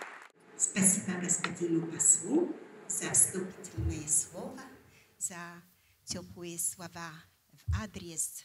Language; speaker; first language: Russian; non-native, fluent; Polish